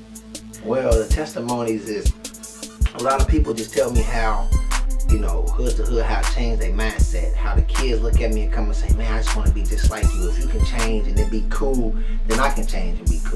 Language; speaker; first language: English; native; English